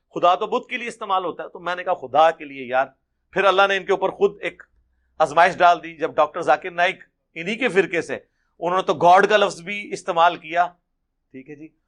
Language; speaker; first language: Urdu; non-native, local second language; Punjabi